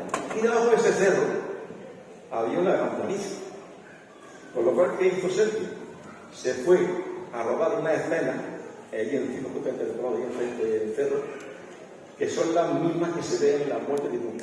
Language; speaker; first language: Spanish; native; Spanish